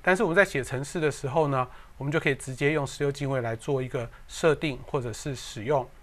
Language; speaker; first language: Chinese; native; Chinese